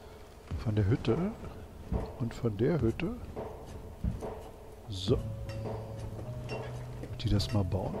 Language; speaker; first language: German; native; German